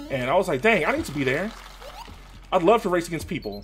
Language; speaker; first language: English; native; English